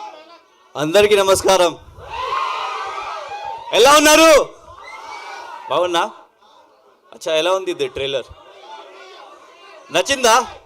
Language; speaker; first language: Telugu; non-native, learner; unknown